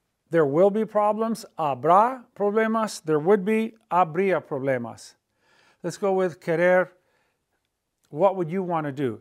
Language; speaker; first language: English; native; English